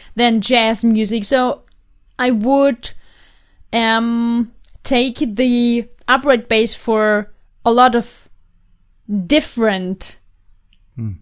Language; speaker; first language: English; non-native, fluent; German